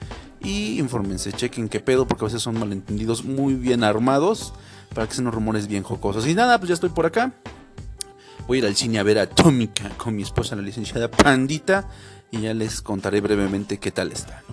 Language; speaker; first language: Spanish; native; Spanish